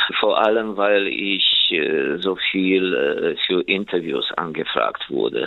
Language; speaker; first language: German; non-native, fluent; Ukrainian